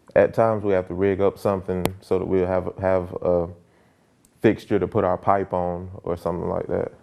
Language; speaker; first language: English; native; English